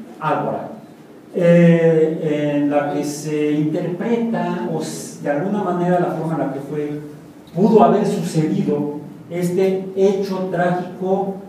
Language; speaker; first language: Spanish; native; Spanish